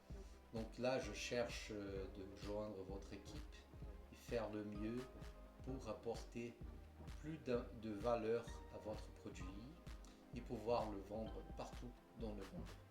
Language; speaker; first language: French; non-native, fluent; Portuguese